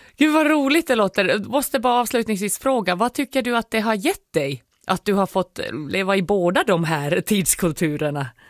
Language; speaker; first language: Swedish; native; Swedish